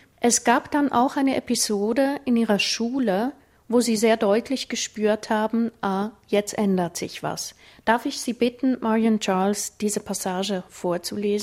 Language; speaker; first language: German; native; German